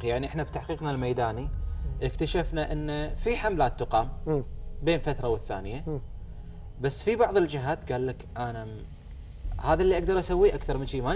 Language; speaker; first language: Arabic; native; Arabic